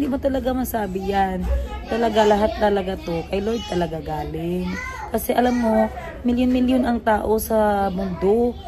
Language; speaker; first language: Filipino; non-native, local second language; Cebuano